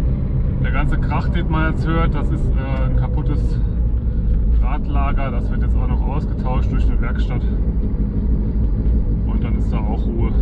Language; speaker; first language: German; native; German